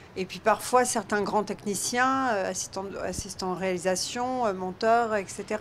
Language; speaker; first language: French; native; French